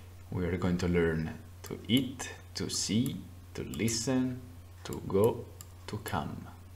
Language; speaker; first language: English; non-native, fluent; Italian